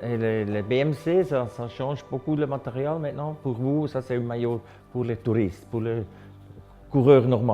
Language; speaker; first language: French; non-native, local second language; German